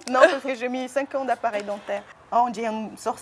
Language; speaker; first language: French; non-native, fluent; Portuguese